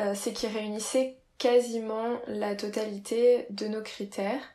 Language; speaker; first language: French; native; French